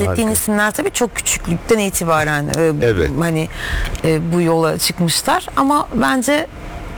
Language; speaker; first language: Turkish; native; Turkish